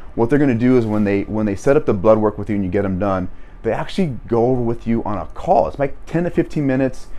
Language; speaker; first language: English; native; English